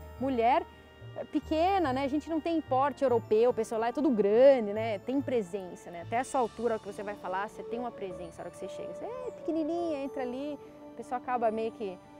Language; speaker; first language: Portuguese; native; Portuguese